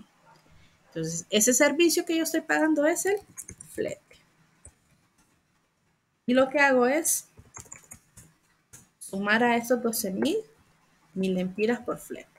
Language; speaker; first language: Spanish; native; Spanish